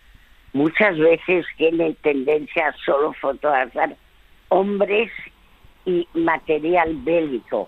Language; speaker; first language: Spanish; early bilingual, other home language; French